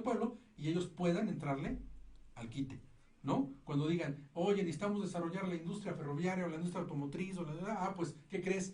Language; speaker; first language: Spanish; native; Spanish